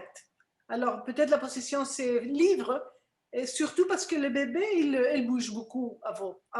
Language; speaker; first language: French; non-native, fluent; Spanish